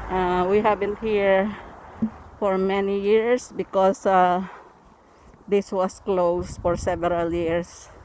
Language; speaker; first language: English; non-native, local second language; Filipino